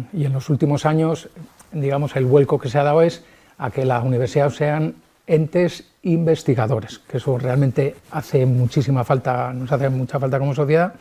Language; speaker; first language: Spanish; native; Spanish